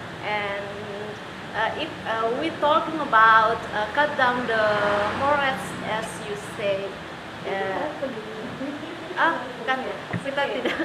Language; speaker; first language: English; non-native, learner; Indonesian